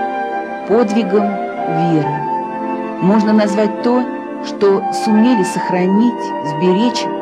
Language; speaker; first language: Russian; native; Russian